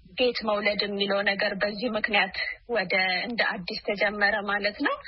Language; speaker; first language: Amharic; non-native, local second language; Oromo